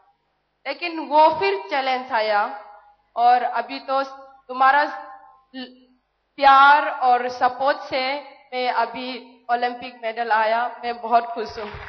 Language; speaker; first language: Hindi; non-native, local second language; Manipuri